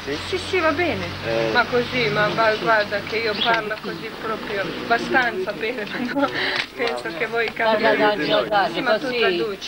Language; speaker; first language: Italian; non-native, learner; Croatian